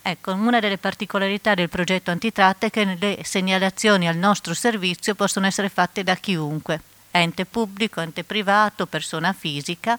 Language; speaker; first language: Italian; native; Italian